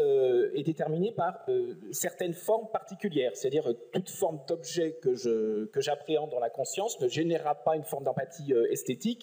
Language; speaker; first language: French; native; French